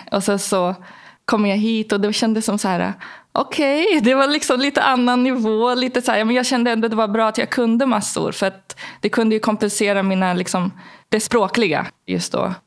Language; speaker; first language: Swedish; early bilingual, other home language; Arabic